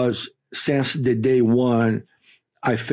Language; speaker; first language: English; non-native, fluent; Portuguese